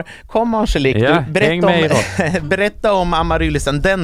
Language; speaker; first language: Swedish; native; Swedish